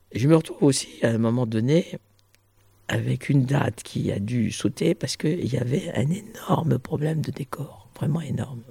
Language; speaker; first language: French; native; French